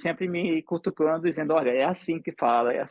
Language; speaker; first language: Portuguese; early bilingual, other home language; English